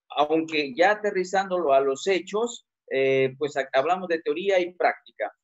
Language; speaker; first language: Spanish; native; Spanish